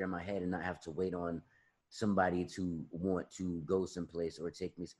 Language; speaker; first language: English; native; English